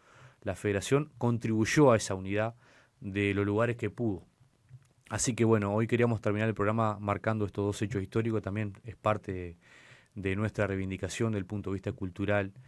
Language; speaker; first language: Spanish; native; Spanish